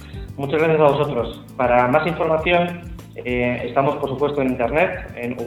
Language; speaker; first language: Spanish; native; Spanish